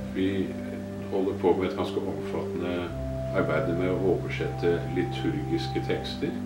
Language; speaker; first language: Norwegian; native; Norwegian